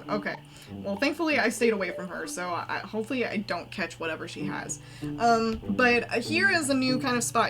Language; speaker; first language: English; native; English